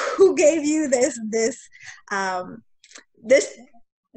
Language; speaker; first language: English; early bilingual, other home language; Spanish